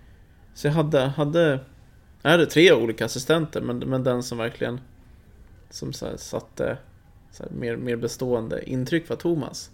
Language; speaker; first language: Swedish; native; Swedish